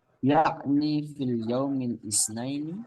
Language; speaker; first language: Arabic; non-native, fluent; Indonesian